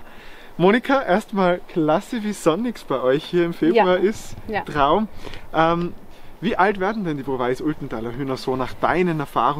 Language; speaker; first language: German; native; German